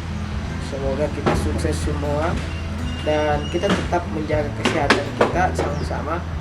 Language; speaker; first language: Indonesian; native; Indonesian